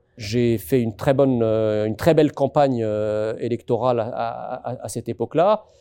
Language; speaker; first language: French; early bilingual, other home language; Arabic